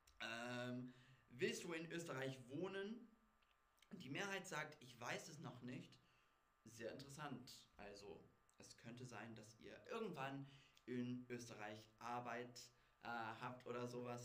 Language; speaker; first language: German; non-native, fluent; English